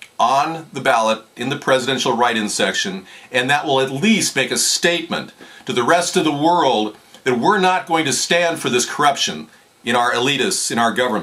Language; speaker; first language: English; native; English